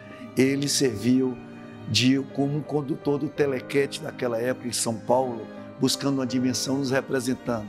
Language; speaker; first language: Portuguese; native; Portuguese